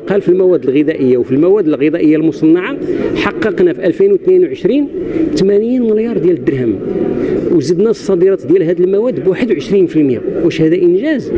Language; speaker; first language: Arabic; native; Arabic